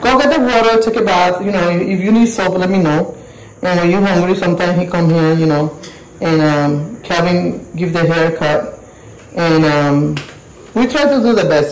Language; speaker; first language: English; non-native, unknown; Spanish